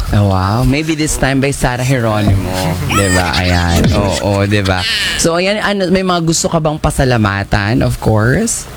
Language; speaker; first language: Filipino; native; Filipino